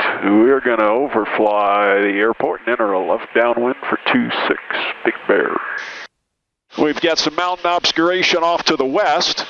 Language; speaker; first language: English; native; English